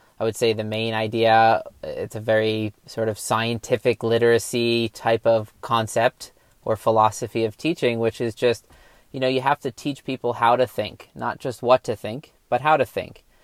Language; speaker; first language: English; native; English